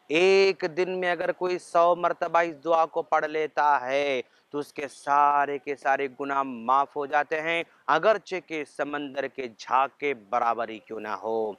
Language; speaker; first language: Urdu; native; Urdu